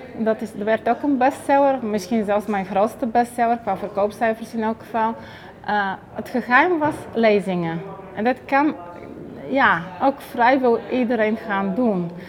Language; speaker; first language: Dutch; non-native, fluent; Bulgarian